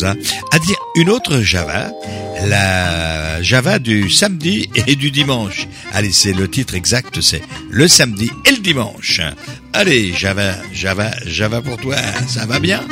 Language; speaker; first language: French; native; French